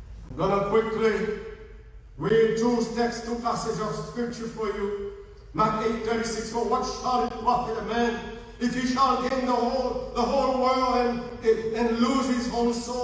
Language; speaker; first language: English; non-native, fluent; Haitian Creole